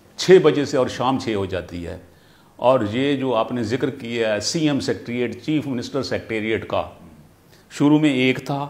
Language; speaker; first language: Urdu; native; Urdu